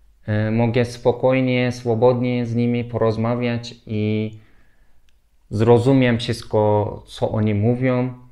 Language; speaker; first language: Polish; non-native, learner; Turkish